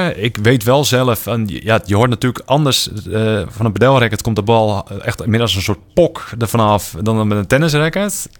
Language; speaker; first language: Dutch; native; Dutch